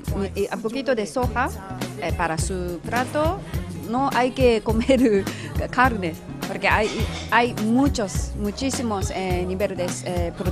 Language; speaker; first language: Spanish; non-native, fluent; Japanese